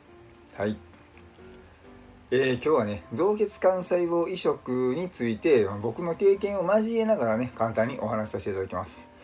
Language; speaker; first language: Japanese; native; Japanese